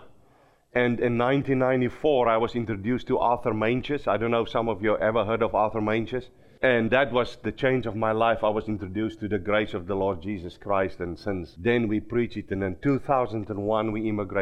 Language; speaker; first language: English; non-native, local second language; Afrikaans